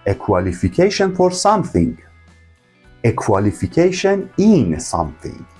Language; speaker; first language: English; non-native, fluent; Persian